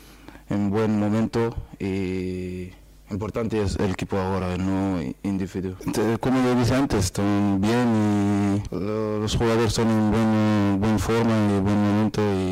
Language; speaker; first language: Spanish; non-native, fluent; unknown